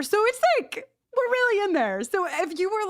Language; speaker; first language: English; native; English